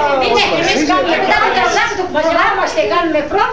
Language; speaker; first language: Greek; native; Greek